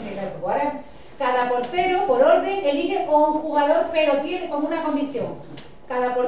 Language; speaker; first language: Spanish; native; Spanish